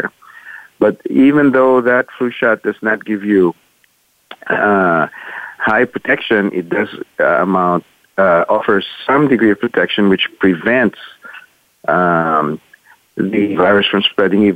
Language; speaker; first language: English; non-native, local second language; Filipino